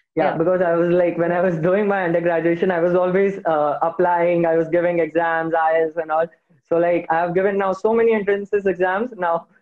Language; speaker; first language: English; non-native, local second language; Hindi